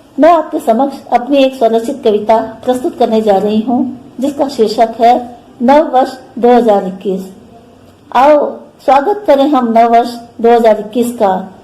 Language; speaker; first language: Hindi; non-native, local second language; Kannada